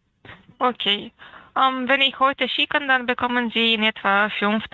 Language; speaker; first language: German; non-native, learner; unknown